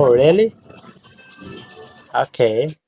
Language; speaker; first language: English; non-native, fluent; Bangla